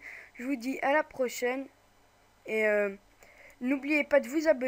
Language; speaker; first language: French; native; French